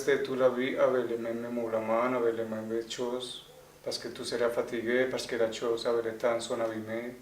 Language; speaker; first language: French; non-native, fluent; Spanish